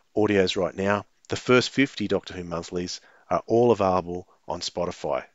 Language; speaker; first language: English; native; English